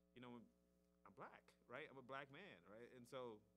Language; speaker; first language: English; native; English